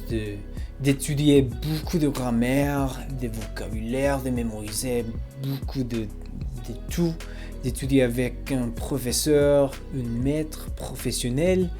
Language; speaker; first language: French; non-native, learner; English